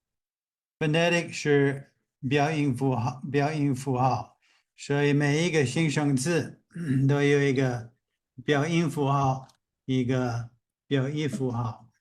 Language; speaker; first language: Chinese; non-native, fluent; English